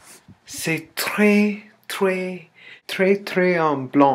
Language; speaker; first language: French; non-native, learner; English